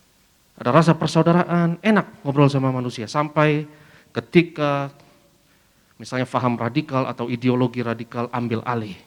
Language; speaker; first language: Indonesian; native; Indonesian